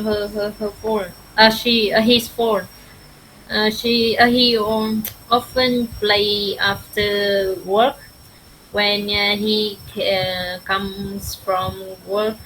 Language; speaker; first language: English; non-native, learner; Vietnamese